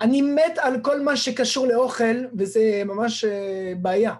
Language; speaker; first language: Hebrew; non-native, fluent; French